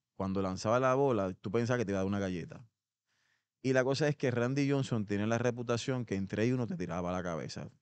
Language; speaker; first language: Spanish; native; Spanish